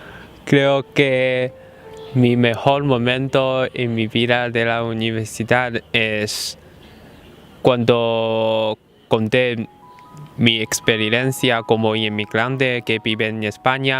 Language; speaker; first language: Spanish; non-native, fluent; Chinese